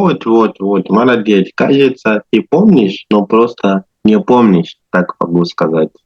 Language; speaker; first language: Russian; non-native, learner; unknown